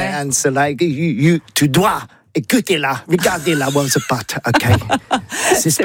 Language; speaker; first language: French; non-native, learner; English